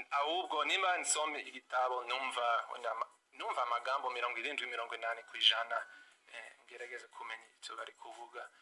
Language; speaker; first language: Kinyarwanda; non-native, fluent; English